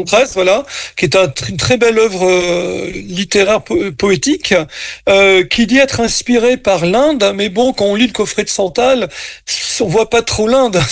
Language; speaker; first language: French; native; French